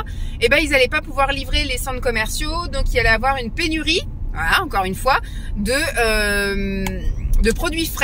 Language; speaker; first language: French; native; French